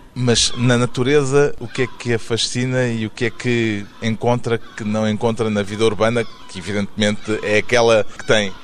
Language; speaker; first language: Portuguese; native; Portuguese